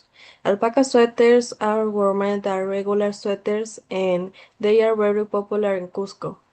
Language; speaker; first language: English; non-native, learner; Spanish